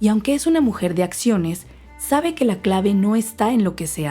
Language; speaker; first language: Spanish; native; Spanish